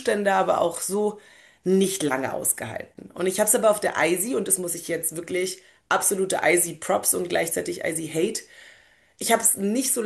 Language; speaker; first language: German; native; German